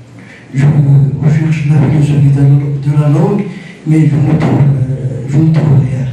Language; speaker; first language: French; non-native, learner; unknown